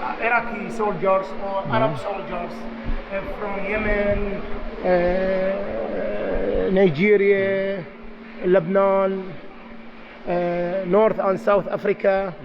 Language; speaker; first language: English; non-native, learner; Arabic